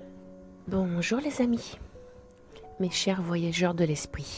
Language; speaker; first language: French; native; French